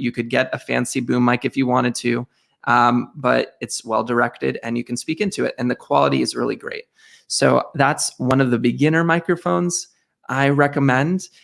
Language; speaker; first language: English; native; English